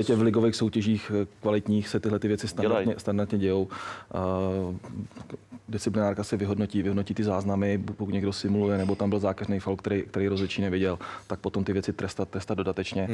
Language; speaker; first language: Czech; native; Czech